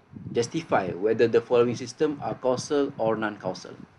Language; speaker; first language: English; non-native, local second language; Malay